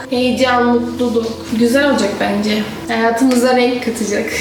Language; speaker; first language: Turkish; native; Turkish